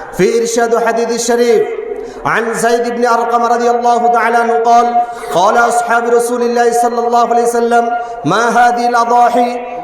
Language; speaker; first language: Arabic; non-native, fluent; Bangla